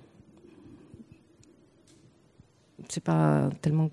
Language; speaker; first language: French; non-native, fluent; Spanish